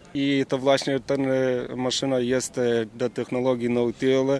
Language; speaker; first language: Polish; non-native, learner; Ukrainian